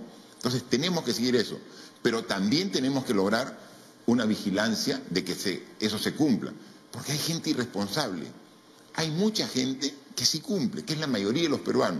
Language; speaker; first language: Spanish; native; Spanish